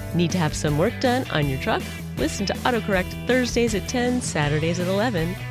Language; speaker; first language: English; native; English